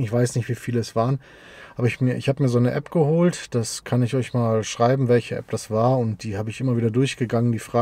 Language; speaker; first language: German; native; German